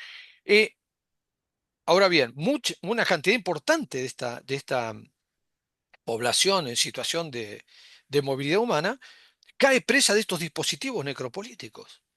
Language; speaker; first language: Spanish; native; Spanish